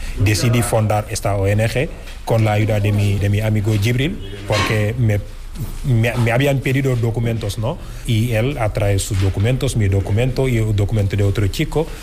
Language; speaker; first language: Spanish; non-native, fluent; Wolof